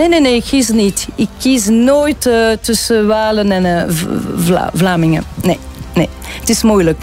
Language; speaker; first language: Dutch; non-native, local second language; French